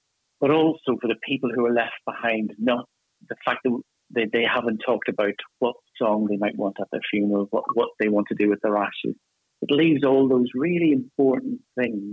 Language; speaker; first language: English; native; English